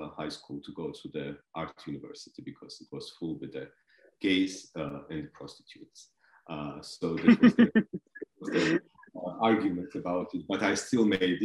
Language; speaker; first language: English; non-native, fluent; Georgian